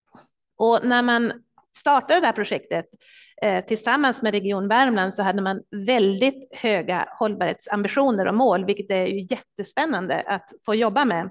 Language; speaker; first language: Swedish; native; Swedish